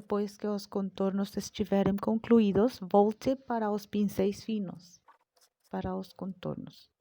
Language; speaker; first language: Portuguese; non-native, learner; Spanish